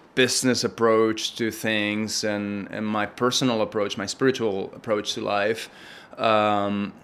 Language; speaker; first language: English; non-native, fluent; Spanish